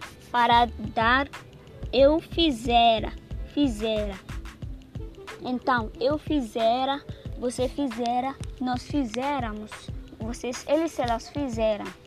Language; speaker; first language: Portuguese; non-native, learner; Yoruba